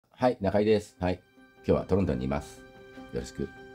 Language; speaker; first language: Japanese; native; Japanese